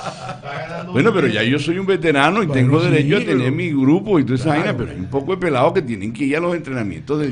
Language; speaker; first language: Spanish; native; Spanish